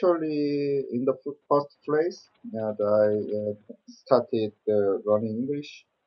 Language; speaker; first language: English; non-native, learner; Korean